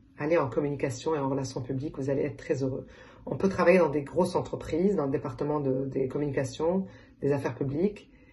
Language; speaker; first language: French; non-native, local second language; Arabic